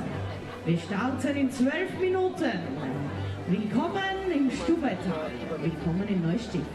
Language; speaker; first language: German; native; German